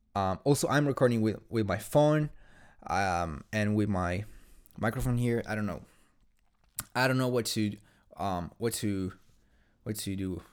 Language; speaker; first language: English; non-native, fluent; Italian